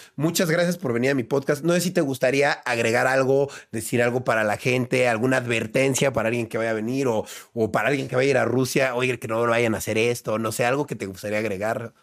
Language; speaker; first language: Spanish; native; Spanish